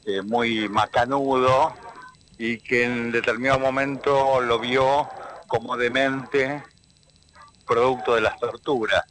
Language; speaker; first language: Spanish; native; Spanish